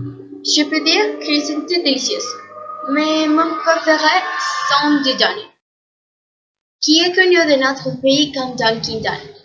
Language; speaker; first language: French; non-native, learner; Spanish